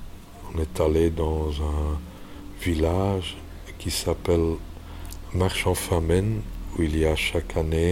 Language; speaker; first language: French; non-native, local second language; Dutch